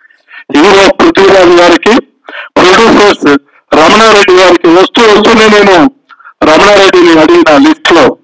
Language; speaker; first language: Telugu; native; Telugu